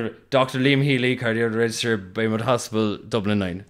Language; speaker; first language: English; native; English